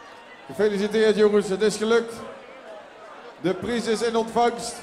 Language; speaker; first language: Dutch; native; Dutch